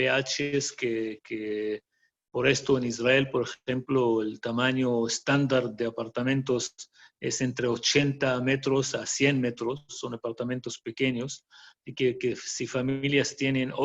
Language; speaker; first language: Spanish; non-native, fluent; Arabic